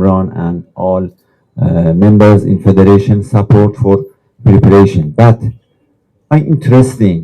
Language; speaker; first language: English; non-native, learner; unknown